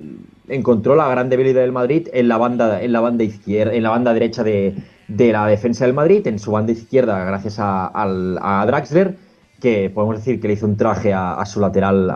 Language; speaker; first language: Spanish; native; Spanish